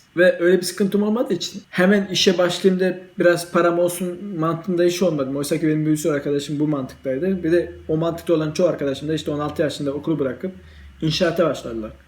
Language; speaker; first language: Turkish; early bilingual, heritage; Turkish